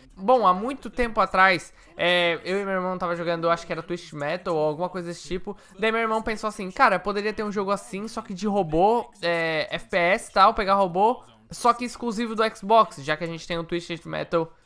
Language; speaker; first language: Portuguese; native; Portuguese